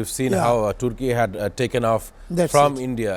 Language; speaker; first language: English; non-native, local second language; Bangla